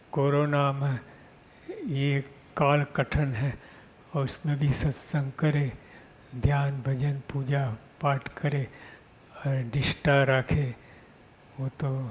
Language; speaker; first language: Hindi; non-native, local second language; Gujarati